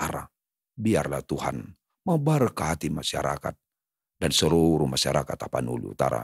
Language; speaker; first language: Indonesian; native; Indonesian